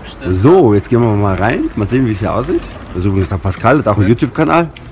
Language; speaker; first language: German; native; German